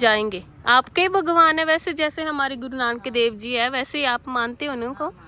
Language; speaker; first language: Hindi; non-native, local second language; Punjabi